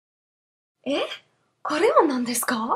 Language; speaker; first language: Japanese; non-native, learner; English